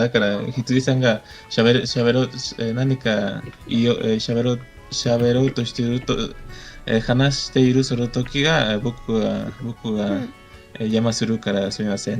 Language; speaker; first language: Japanese; non-native, fluent; Spanish